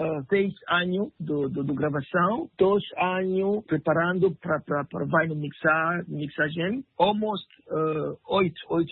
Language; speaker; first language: Portuguese; non-native, learner; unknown